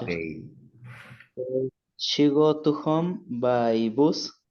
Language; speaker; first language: English; non-native, learner; Spanish